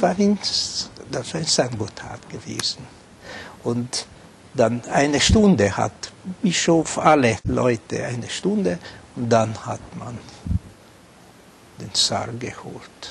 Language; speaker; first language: German; non-native, fluent; Hungarian